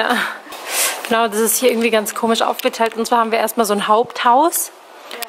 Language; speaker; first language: German; native; German